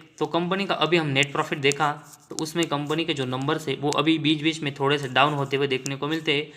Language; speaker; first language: Hindi; non-native, local second language; Marathi